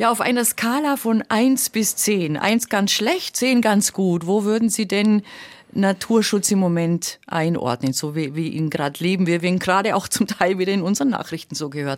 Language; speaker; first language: German; native; German